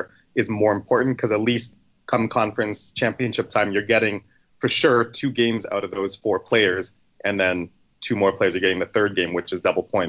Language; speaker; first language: English; native; English